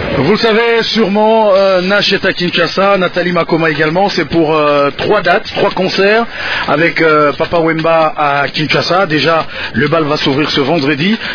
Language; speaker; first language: French; non-native, local second language; Lingala